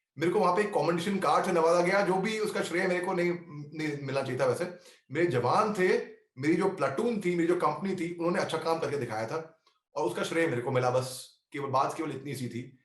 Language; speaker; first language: Hindi; native; Hindi